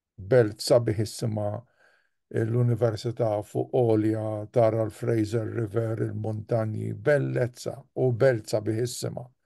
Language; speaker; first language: Maltese; native; Maltese